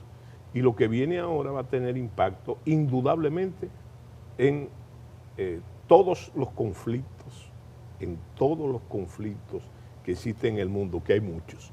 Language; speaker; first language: Spanish; native; Spanish